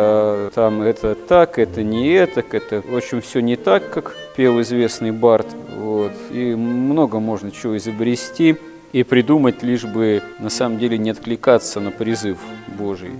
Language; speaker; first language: Russian; native; Russian